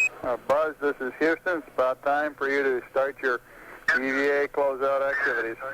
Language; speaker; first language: English; native; English